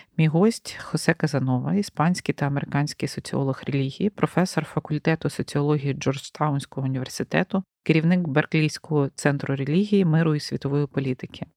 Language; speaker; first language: Ukrainian; native; Ukrainian